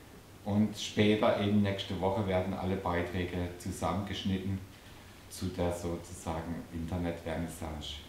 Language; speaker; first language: German; native; German